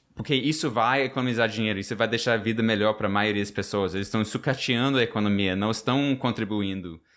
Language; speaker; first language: Portuguese; non-native, fluent; English